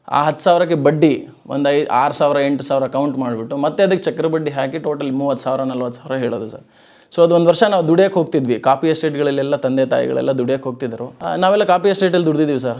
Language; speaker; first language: Kannada; non-native, local second language; Lambadi